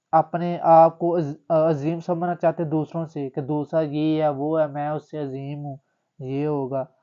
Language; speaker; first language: Urdu; native; Urdu